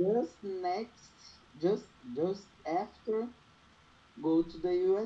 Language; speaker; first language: English; non-native, learner; Portuguese